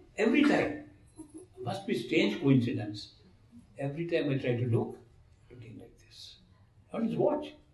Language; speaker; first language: English; non-native, local second language; Hindi